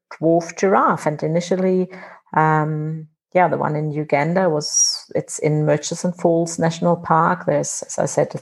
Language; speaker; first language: English; non-native, fluent; German